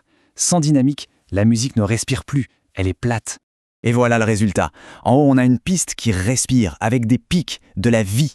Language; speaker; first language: French; native; French